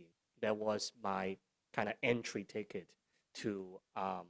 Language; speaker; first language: English; non-native, local second language; Cantonese